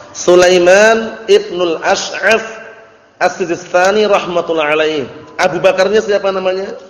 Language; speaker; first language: Indonesian; native; Indonesian